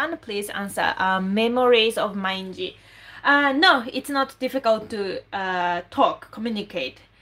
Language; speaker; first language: English; non-native, fluent; Japanese